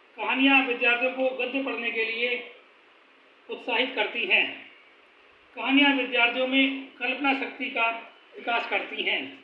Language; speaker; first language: Hindi; native; Hindi